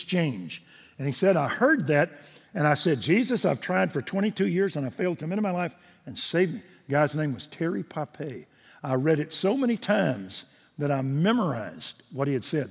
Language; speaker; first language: English; native; English